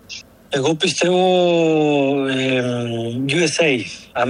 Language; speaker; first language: Greek; non-native, learner; Spanish